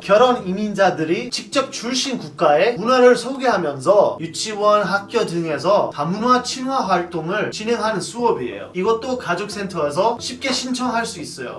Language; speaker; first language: Korean; non-native, fluent; English